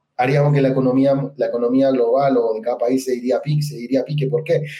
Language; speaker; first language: Spanish; native; Spanish